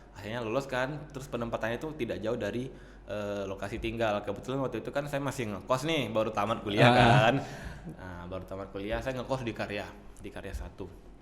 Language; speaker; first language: Indonesian; native; Indonesian